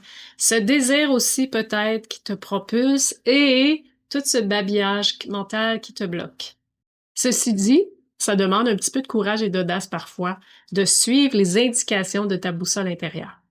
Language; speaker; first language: French; native; French